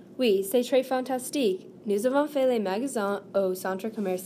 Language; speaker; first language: French; non-native, learner; English